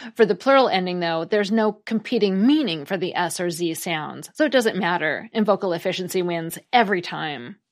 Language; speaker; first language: English; native; English